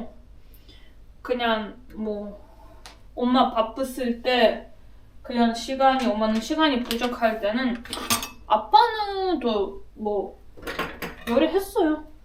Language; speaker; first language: Korean; non-native, learner; Russian